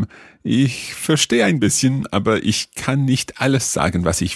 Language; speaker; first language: German; non-native, learner; English